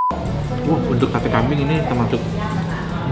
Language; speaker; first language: Indonesian; native; Indonesian